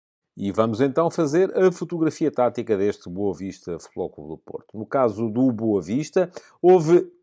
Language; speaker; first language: Portuguese; native; Portuguese